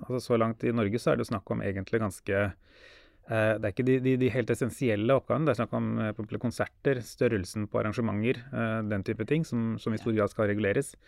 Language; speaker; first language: Norwegian; native; Norwegian